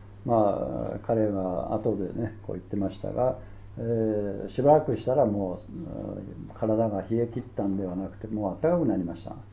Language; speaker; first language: Japanese; native; Japanese